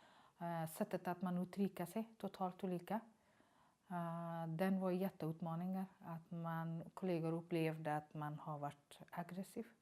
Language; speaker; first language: Swedish; non-native, learner; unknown